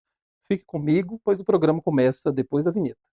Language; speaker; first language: Portuguese; native; Portuguese